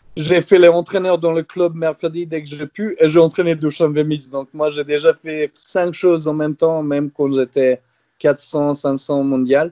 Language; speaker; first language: French; non-native, fluent; Serbian